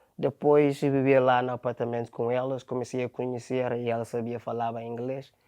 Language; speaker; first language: Portuguese; non-native, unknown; Akan